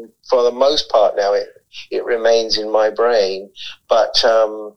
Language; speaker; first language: English; native; English